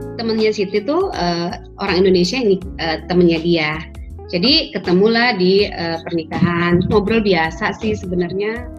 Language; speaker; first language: Indonesian; native; Indonesian